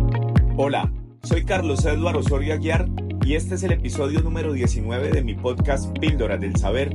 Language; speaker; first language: Spanish; native; Spanish